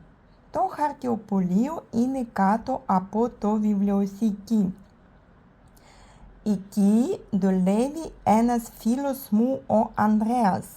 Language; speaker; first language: Greek; non-native, learner; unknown